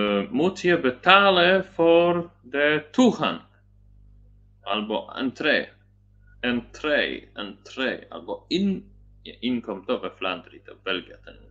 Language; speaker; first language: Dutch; non-native, learner; Polish